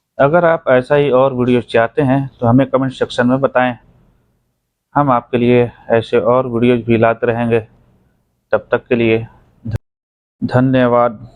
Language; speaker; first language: Hindi; native; Hindi